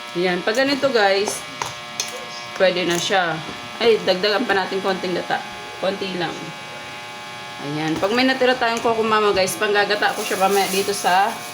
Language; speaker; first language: Filipino; native; Filipino